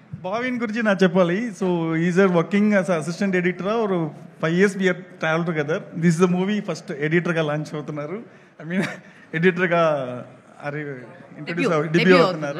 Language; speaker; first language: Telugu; non-native, learner; Tamil